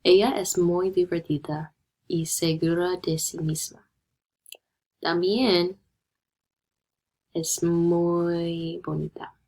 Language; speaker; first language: Spanish; non-native, learner; English